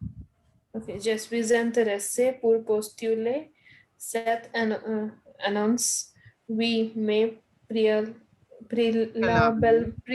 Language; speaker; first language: French; non-native, learner; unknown